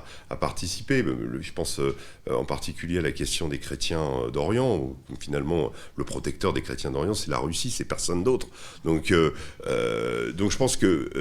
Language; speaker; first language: French; native; French